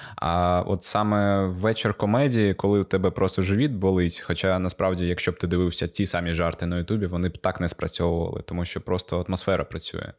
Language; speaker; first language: Ukrainian; native; Ukrainian